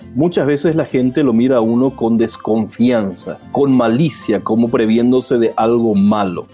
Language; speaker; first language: Spanish; native; Spanish